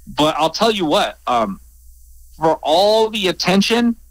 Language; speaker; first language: English; native; English